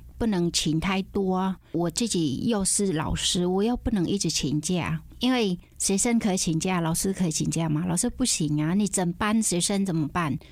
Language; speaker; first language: Chinese; non-native, fluent; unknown